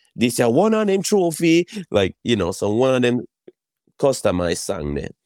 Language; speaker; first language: English; non-native, fluent; Japanese